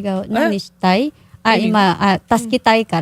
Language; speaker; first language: Japanese; non-native, learner; Filipino